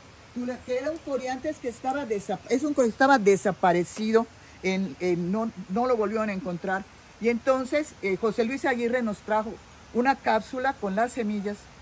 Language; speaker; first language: Spanish; native; Spanish